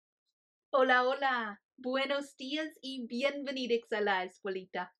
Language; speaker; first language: Spanish; non-native, fluent; English